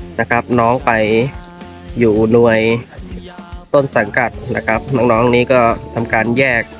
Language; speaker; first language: Thai; native; Thai